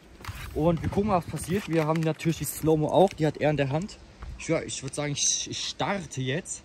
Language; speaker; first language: German; native; German